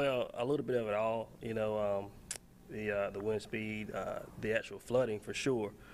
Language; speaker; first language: English; native; English